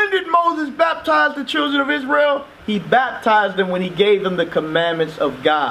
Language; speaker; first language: English; native; English